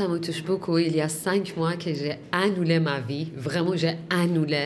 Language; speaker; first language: French; non-native, fluent; Persian